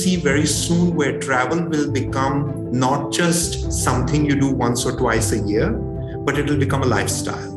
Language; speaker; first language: English; non-native, local second language; Hindi